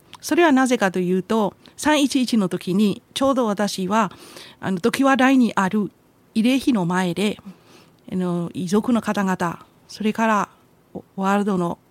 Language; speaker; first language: Japanese; non-native, fluent; Burmese